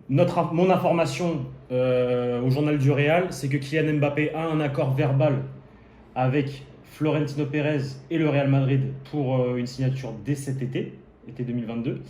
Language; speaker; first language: French; native; French